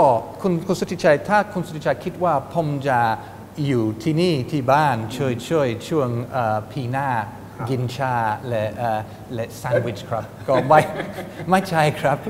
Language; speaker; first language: Thai; non-native, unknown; English